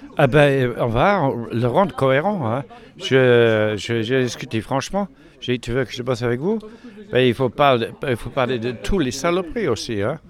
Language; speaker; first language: French; non-native, fluent; English